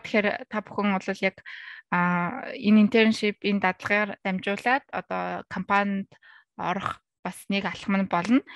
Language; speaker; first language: Mongolian; native; Mongolian